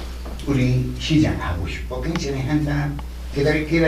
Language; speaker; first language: Korean; non-native, learner; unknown